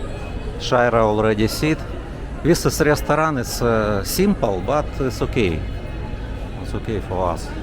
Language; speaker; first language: English; non-native, learner; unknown